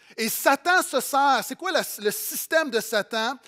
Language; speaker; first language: French; native; French